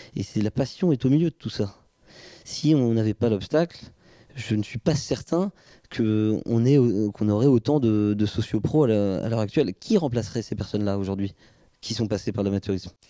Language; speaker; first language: French; native; French